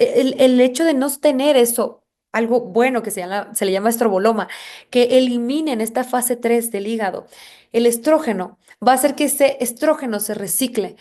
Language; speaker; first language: Spanish; native; Spanish